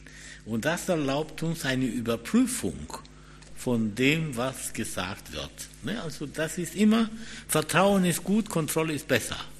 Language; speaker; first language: German; non-native, fluent; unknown